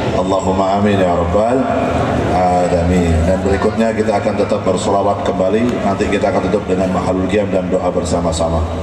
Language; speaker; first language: Indonesian; non-native, local second language; Javanese